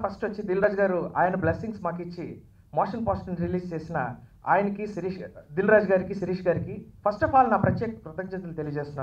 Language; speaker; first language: Telugu; native; Telugu